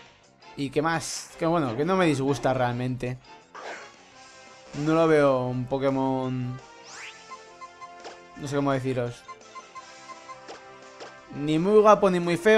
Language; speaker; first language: Spanish; native; Spanish